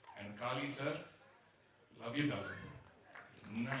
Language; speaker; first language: Tamil; native; Tamil